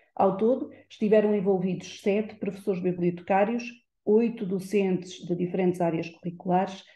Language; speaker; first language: Portuguese; native; Portuguese